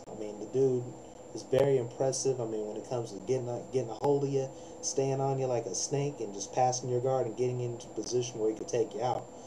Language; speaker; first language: English; native; English